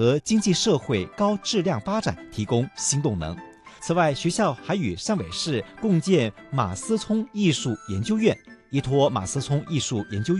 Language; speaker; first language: Chinese; native; Chinese